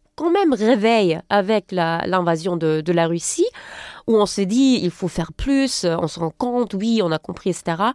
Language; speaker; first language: French; non-native, fluent; German